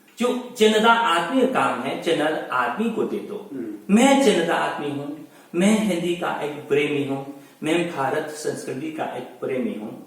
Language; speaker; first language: Hindi; non-native, fluent; Chinese